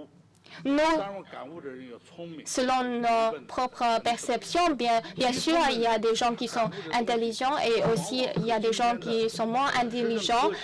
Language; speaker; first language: French; non-native, fluent; Chinese